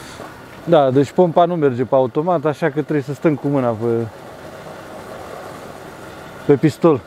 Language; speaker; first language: Romanian; native; Romanian